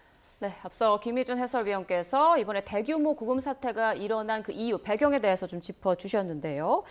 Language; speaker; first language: Korean; native; Korean